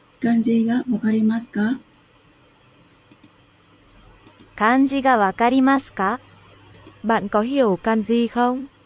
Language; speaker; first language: Japanese; non-native, learner; Vietnamese